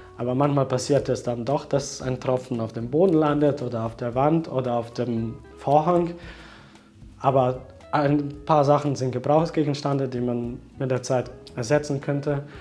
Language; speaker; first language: German; non-native, fluent; Slovenian